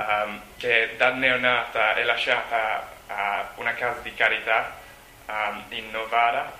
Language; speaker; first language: Italian; non-native, learner; English